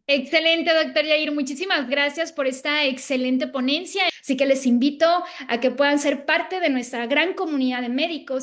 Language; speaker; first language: Spanish; native; Spanish